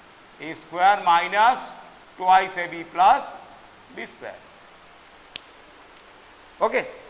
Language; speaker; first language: English; non-native, local second language; Bangla